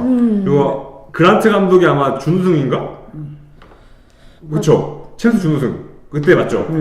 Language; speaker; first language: Korean; native; Korean